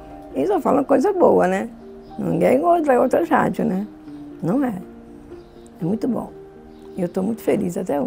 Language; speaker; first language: Portuguese; native; Portuguese